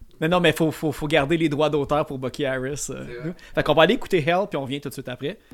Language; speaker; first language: French; native; French